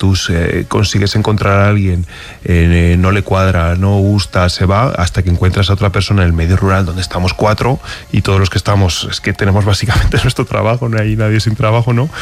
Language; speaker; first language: Spanish; native; Spanish